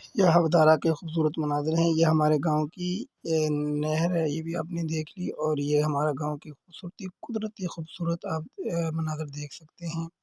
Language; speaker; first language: Urdu; non-native, local second language; Northern Hindko